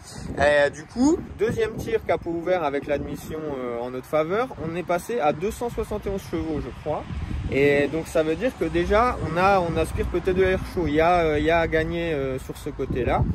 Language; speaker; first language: French; native; French